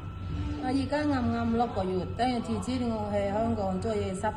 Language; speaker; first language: Cantonese; non-native, learner; Indonesian